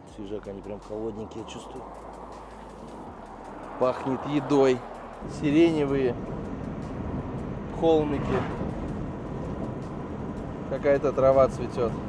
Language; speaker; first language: Russian; native; Russian